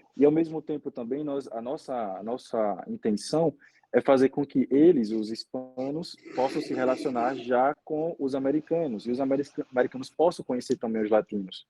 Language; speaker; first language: Portuguese; native; Portuguese